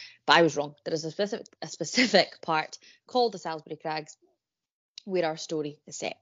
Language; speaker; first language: English; native; English